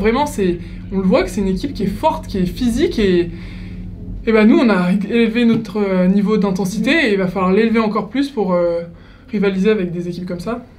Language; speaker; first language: French; native; French